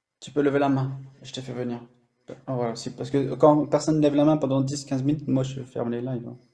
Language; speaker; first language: French; native; French